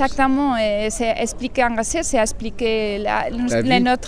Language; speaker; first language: French; non-native, learner; Spanish